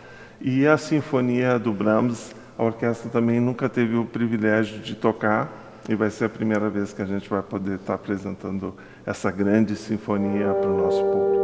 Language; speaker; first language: Portuguese; native; Portuguese